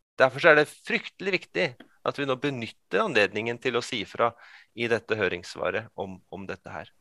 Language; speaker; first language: Norwegian; early bilingual, other home language; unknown